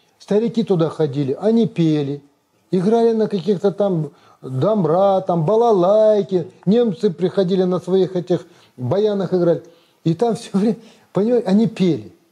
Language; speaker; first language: Russian; non-native, local second language; Kazakh